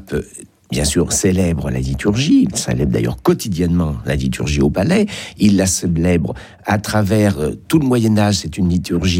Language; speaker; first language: French; native; French